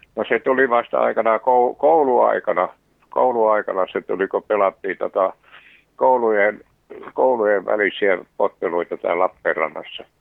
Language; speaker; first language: Finnish; native; Finnish